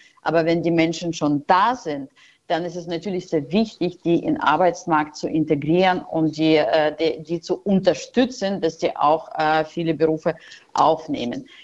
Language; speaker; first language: German; non-native, fluent; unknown